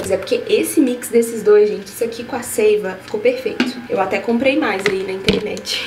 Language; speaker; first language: Portuguese; native; Portuguese